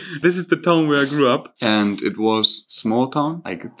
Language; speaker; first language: English; non-native, fluent; German